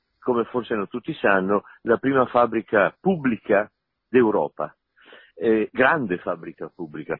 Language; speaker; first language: Italian; native; Italian